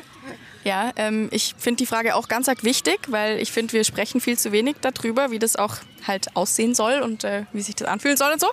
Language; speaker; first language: German; native; German